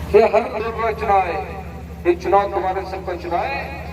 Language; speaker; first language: Hindi; non-native, local second language; Marathi